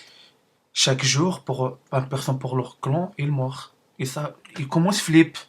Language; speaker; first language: French; non-native, learner; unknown